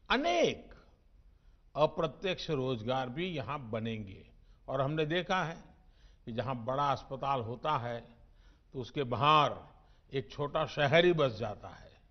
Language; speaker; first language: Hindi; non-native, local second language; Gujarati